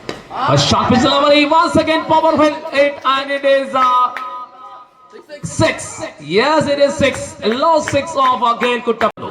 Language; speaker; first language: English; non-native, local second language; Malayalam